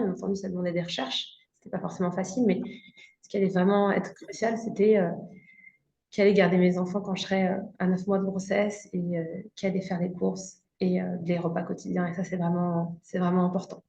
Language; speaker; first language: French; native; French